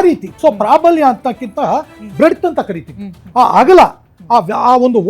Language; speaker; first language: Kannada; native; Kannada